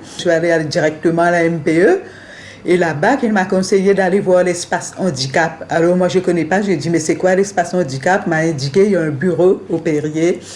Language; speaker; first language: French; non-native, local second language; Morisyen